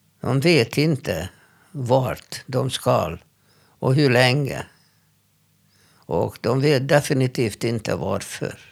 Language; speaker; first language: Swedish; non-native, fluent; Hungarian